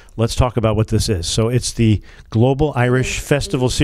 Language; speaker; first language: English; native; English